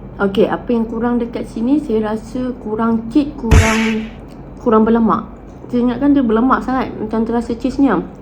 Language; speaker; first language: Malay; native; Malay